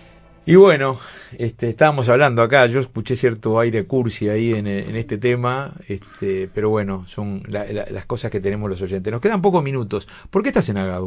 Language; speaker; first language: Spanish; native; Spanish